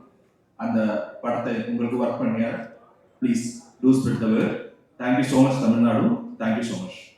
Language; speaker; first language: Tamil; non-native, learner; Malayalam